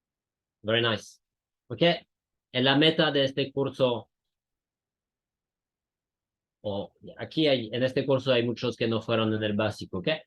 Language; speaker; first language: Spanish; non-native, fluent; French